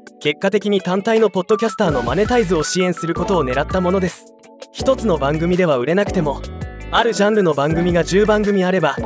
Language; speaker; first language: Japanese; native; Japanese